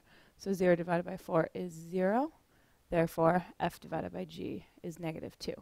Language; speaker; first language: English; native; English